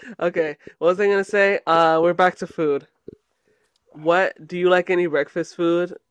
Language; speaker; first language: English; early bilingual, other home language; Spanish